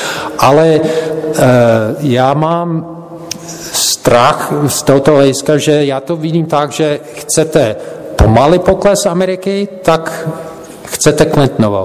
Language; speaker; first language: Czech; non-native, fluent; English